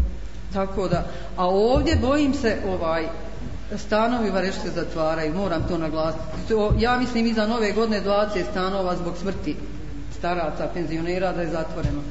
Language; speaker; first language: Croatian; native; Croatian